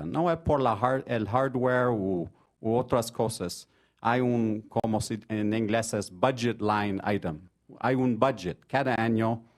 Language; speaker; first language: Spanish; non-native, fluent; French